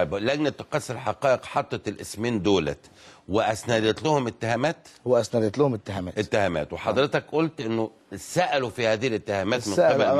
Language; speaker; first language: Arabic; native; Arabic